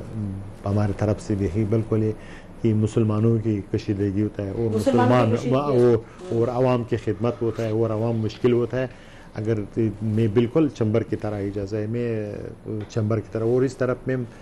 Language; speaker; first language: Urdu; non-native, learner; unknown